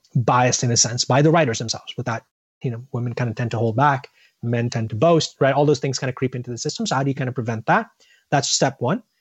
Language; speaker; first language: English; non-native, local second language; Tamil